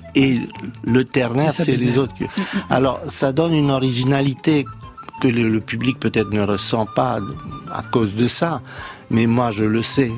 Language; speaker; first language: French; non-native, fluent; Romanian